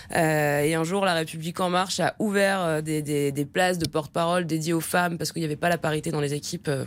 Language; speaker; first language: French; native; French